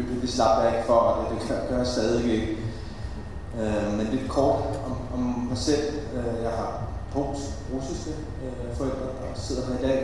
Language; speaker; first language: Danish; early bilingual, other home language; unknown